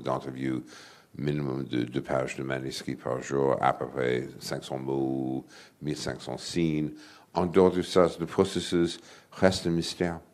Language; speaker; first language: French; non-native, fluent; English